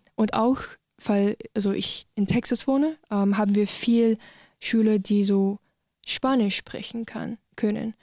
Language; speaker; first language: German; non-native, learner; English